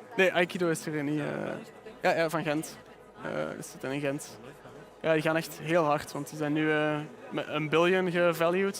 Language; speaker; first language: Dutch; native; Dutch